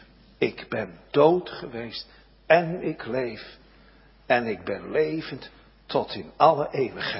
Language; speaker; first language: Dutch; native; Dutch